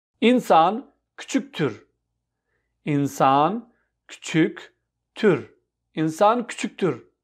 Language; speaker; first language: Turkish; non-native, fluent; Urdu